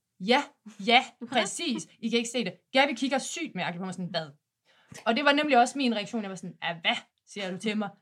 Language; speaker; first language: Danish; native; Danish